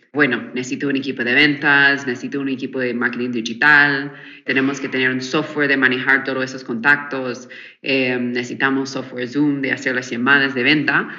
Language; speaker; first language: Spanish; non-native, fluent; English